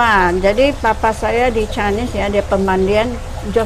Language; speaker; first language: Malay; non-native, local second language; Min Nan Chinese